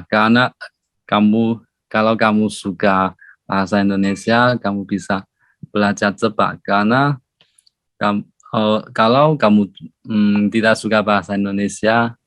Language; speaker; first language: Indonesian; non-native, learner; Chinese